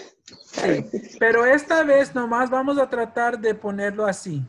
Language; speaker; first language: Spanish; early bilingual, heritage; Spanish